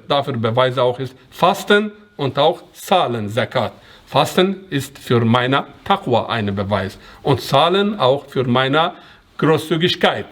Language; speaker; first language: German; non-native, learner; Persian